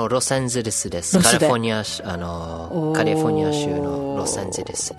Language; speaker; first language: Japanese; non-native, learner; English